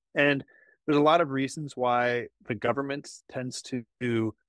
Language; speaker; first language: English; native; English